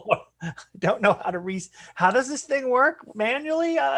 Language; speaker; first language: English; native; English